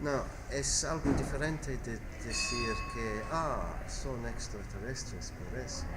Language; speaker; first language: Spanish; non-native, fluent; English